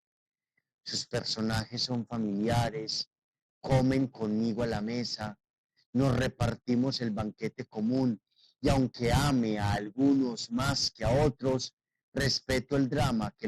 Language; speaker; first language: Spanish; native; Spanish